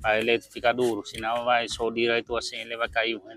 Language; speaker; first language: Portuguese; non-native, learner; Vietnamese